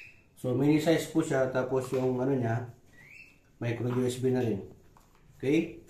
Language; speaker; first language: Filipino; native; Filipino